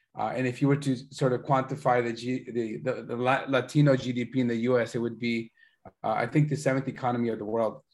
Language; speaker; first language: English; early bilingual, other home language; Spanish